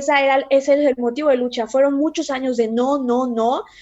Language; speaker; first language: Spanish; native; Spanish